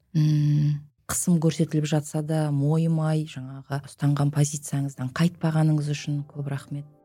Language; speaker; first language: Kazakh; native; Kazakh